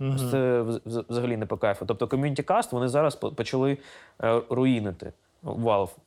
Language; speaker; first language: Ukrainian; non-native, local second language; Russian